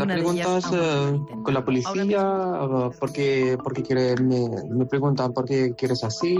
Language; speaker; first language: Spanish; non-native, learner; Arabic